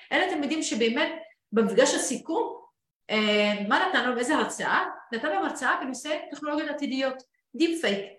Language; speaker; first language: Hebrew; non-native, local second language; Arabic